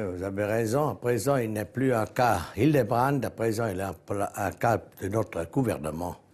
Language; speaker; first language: French; non-native, local second language; German